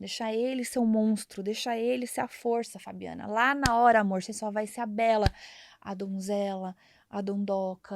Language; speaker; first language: Portuguese; native; Portuguese